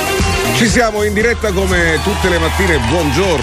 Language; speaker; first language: Italian; native; Italian